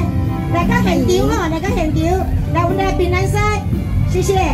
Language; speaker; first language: Chinese; native; Chinese